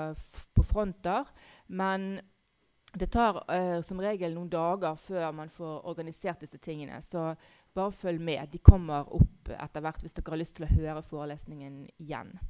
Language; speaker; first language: Norwegian; native; Norwegian